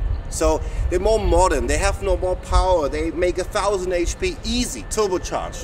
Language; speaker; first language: English; non-native, fluent; German